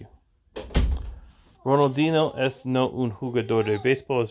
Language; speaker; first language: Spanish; non-native, learner; English